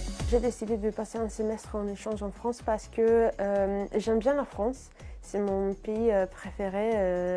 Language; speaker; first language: French; non-native, fluent; Italian